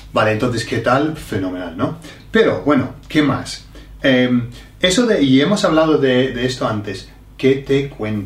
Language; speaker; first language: Spanish; non-native, fluent; English